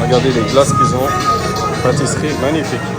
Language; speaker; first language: French; native; French